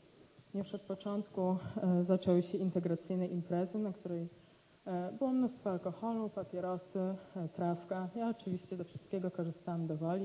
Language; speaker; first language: Polish; native; Polish